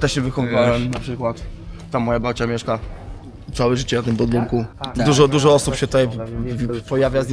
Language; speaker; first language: Polish; native; Polish